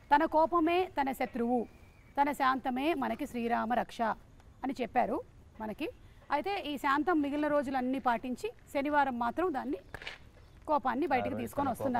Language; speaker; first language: Telugu; native; Telugu